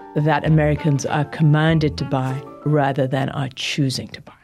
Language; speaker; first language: English; native; English